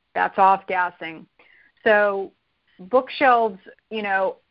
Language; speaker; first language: English; native; English